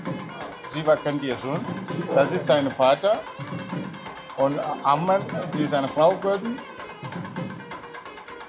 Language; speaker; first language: German; non-native, fluent; Tamil